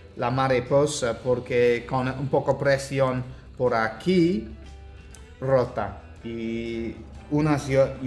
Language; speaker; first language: Spanish; non-native, learner; English